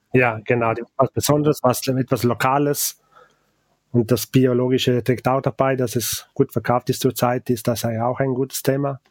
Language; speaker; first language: German; non-native, local second language; Ladin